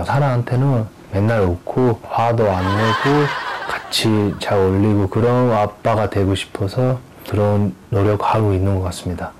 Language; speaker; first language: Korean; non-native, fluent; Japanese